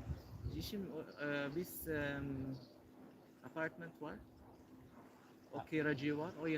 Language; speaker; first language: Turkish; non-native, learner; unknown